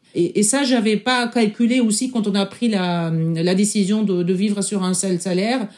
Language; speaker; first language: French; non-native, fluent; German